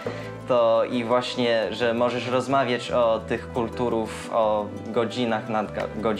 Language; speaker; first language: Polish; early bilingual, heritage; Polish